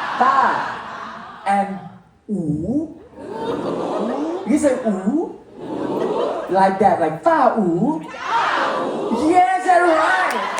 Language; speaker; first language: English; non-native, learner; Thai